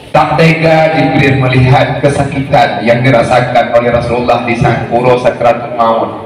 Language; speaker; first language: Malay; non-native, local second language; Achinese